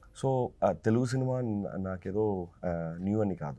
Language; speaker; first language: Telugu; non-native, fluent; Tamil